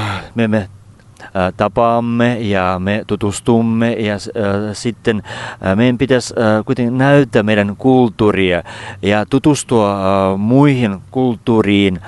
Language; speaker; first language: Finnish; non-native, fluent; Russian